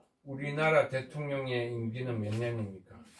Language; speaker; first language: Korean; native; Korean